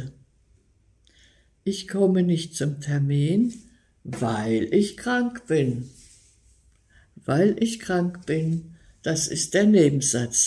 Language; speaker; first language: German; native; German